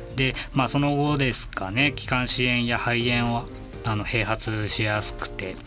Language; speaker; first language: Japanese; native; Japanese